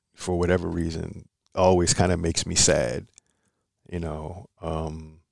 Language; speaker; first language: English; native; English